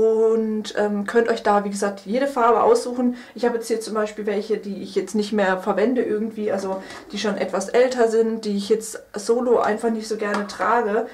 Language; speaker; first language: German; native; German